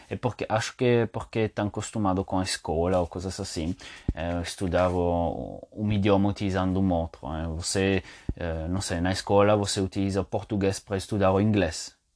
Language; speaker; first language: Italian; non-native, learner; Portuguese